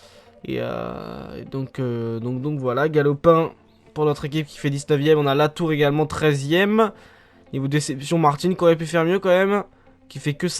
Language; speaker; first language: French; native; French